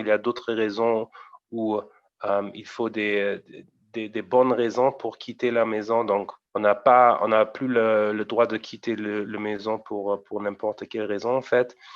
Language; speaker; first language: French; non-native, fluent; German